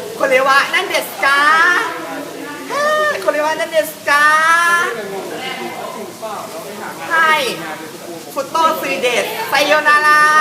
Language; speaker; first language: Japanese; non-native, learner; Thai